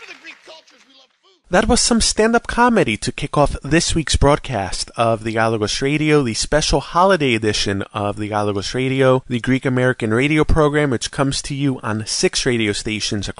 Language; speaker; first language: English; early bilingual, other home language; Greek